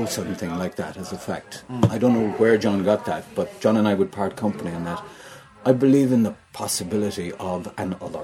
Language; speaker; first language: English; native; English